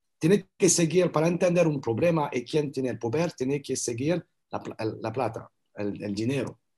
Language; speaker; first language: Spanish; non-native, learner; French